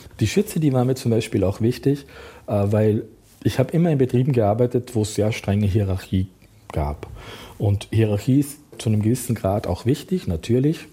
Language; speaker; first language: German; native; German